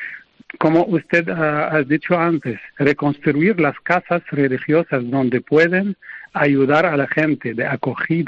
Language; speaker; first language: Spanish; non-native, fluent; Arabic